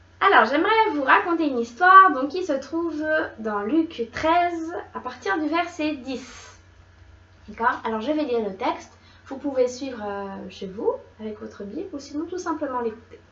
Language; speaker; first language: French; native; French